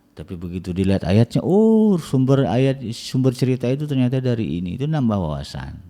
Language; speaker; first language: Indonesian; native; Indonesian